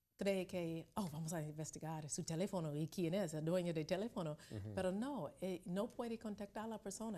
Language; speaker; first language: Spanish; non-native, learner; English